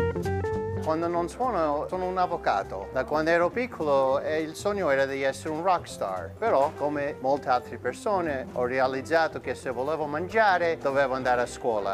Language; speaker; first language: Italian; early bilingual, heritage; Italian